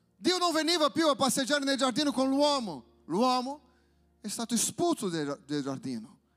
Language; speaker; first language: Italian; non-native, fluent; Portuguese